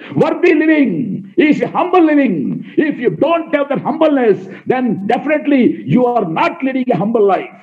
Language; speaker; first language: English; non-native, local second language; Kannada